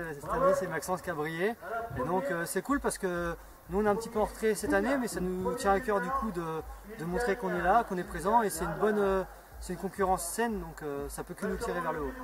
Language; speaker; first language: French; native; French